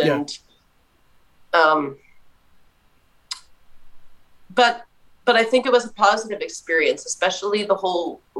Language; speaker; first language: English; native; English